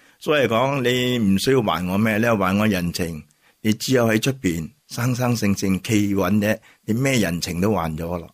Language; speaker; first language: Cantonese; native; Cantonese